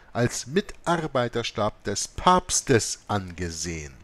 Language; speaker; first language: German; native; German